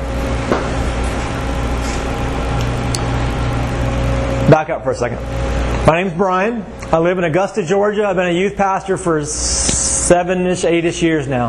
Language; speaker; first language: English; native; English